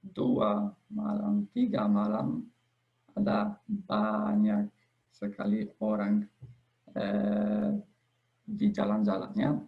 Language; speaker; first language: Indonesian; non-native, fluent; Polish